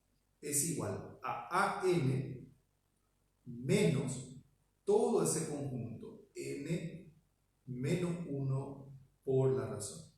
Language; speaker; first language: Spanish; native; Spanish